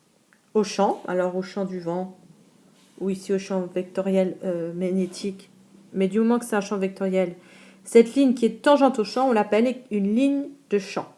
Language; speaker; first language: French; native; French